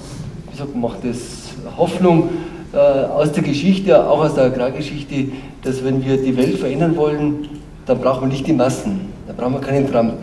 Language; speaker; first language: German; native; German